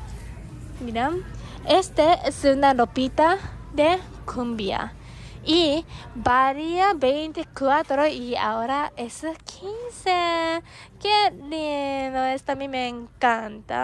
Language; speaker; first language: Spanish; non-native, learner; Japanese